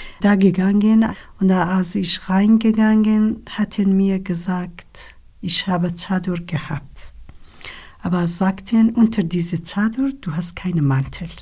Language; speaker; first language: German; non-native, learner; Kurdish